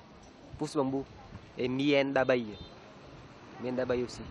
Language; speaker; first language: French; non-native, fluent; Vietnamese